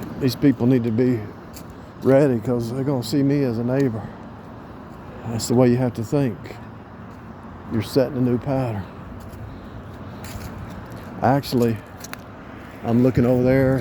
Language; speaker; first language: English; native; English